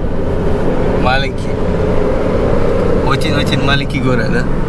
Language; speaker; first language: Russian; non-native, learner; Malay